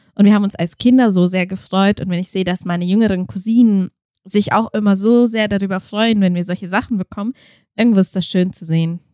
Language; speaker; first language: German; early bilingual, other home language; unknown